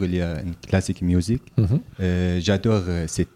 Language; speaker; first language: French; non-native, learner; Arabic